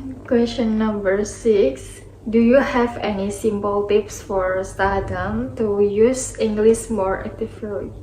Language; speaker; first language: English; non-native, learner; Indonesian